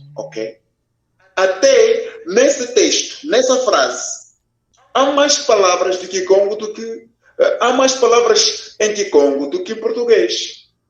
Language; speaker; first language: Portuguese; non-native, local second language; Kongo